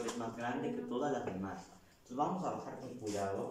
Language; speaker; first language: Spanish; native; Spanish